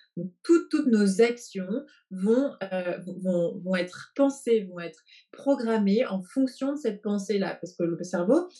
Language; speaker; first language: French; native; French